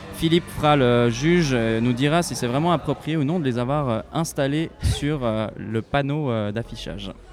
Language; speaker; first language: French; native; French